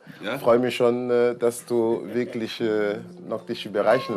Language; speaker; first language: German; non-native, learner; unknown